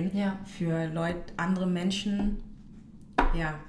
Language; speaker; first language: German; native; German